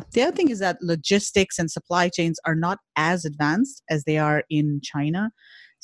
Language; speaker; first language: English; non-native, local second language; Hindi